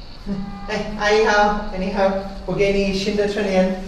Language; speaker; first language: Chinese; non-native, learner; English